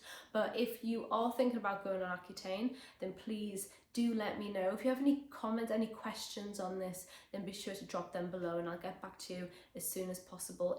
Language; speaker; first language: English; native; English